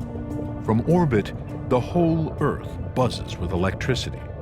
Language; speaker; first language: English; native; English